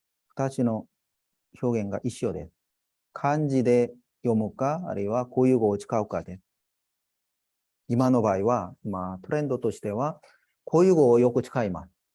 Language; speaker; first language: Japanese; non-native, fluent; Korean